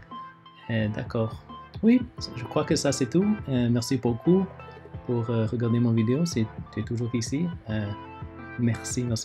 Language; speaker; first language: French; early bilingual, other home language; Chinese